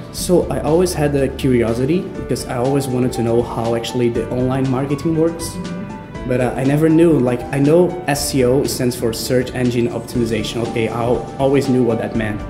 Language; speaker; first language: English; non-native, fluent; Portuguese